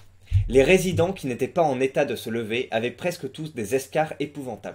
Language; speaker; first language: French; native; French